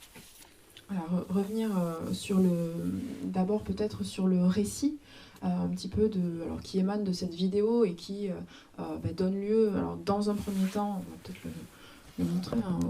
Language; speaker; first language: French; native; French